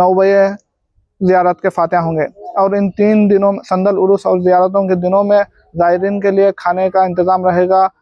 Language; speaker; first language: Urdu; native; Urdu